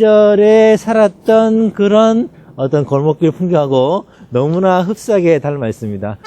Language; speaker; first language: Korean; native; Korean